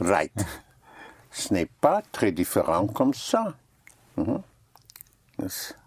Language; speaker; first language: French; non-native, fluent; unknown